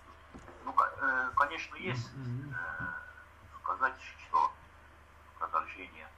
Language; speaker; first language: Russian; non-native, fluent; Estonian